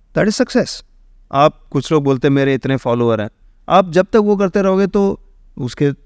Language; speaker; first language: Hindi; native; Hindi